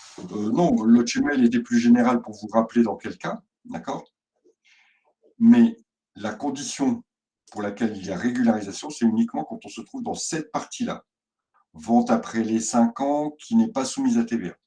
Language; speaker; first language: French; native; French